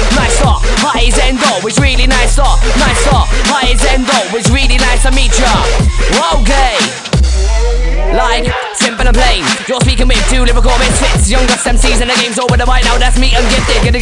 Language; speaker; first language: English; native; English